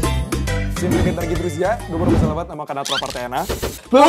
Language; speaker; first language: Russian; non-native, fluent; Indonesian